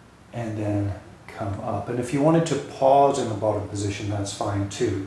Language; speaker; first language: English; native; English